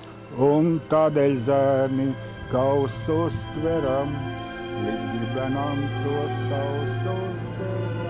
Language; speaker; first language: Latvian; native; Latvian